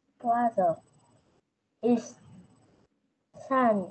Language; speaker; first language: English; non-native, learner; Vietnamese